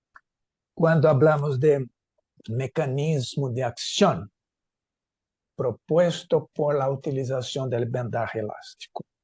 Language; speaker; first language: Spanish; non-native, fluent; Portuguese